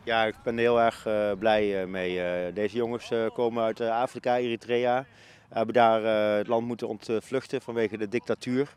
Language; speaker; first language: Dutch; native; Dutch